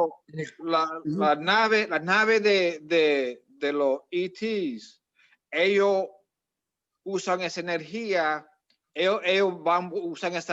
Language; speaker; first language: Spanish; early bilingual, heritage; Spanish